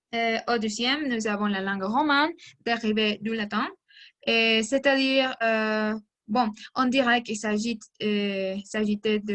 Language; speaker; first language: French; non-native, learner; Spanish